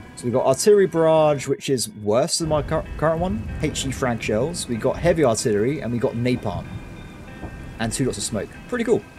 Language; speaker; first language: English; native; English